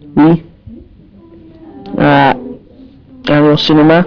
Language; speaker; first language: French; non-native, learner; English